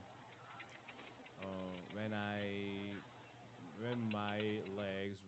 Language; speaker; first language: English; non-native, learner; Korean